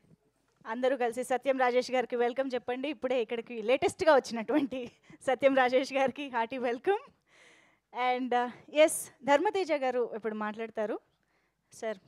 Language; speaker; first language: Telugu; native; Telugu